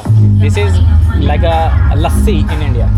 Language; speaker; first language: English; non-native, learner; Hindi